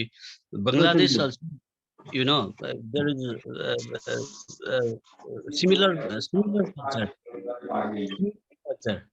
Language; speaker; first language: English; non-native, learner; Nepali